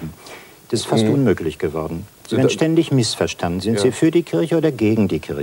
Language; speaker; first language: German; native; German